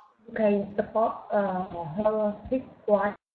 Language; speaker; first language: English; non-native, learner; Vietnamese